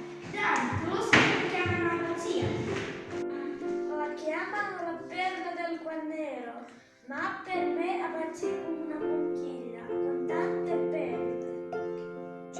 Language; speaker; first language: Italian; non-native, learner; Croatian